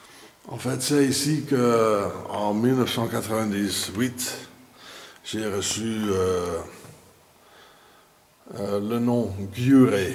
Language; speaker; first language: French; non-native, fluent; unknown